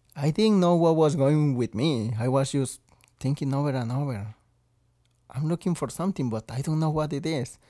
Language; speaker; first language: English; non-native, learner; Spanish